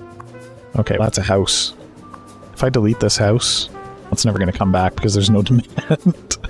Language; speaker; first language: English; native; English